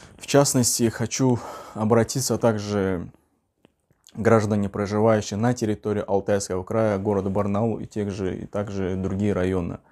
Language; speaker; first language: Russian; non-native, local second language; Uzbek